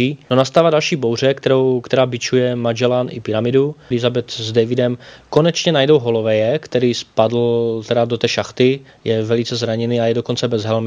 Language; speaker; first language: Czech; native; Czech